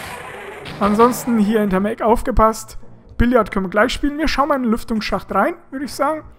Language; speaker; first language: German; native; German